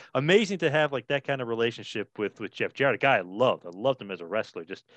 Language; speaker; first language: English; native; English